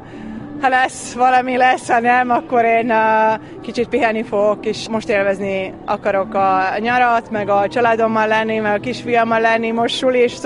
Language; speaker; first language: Hungarian; non-native, fluent; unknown